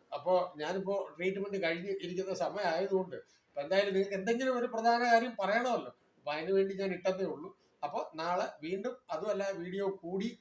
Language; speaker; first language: Malayalam; non-native, local second language; Tamil